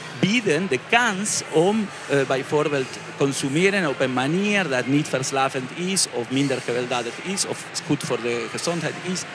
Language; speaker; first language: Dutch; non-native, fluent; Spanish